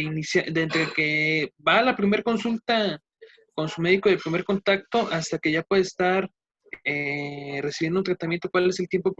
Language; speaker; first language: Spanish; native; Spanish